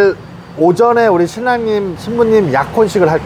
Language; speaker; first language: Korean; native; Korean